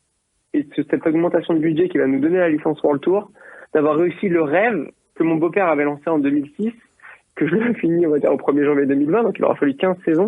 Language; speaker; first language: French; native; French